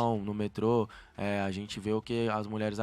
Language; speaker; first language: Portuguese; native; Portuguese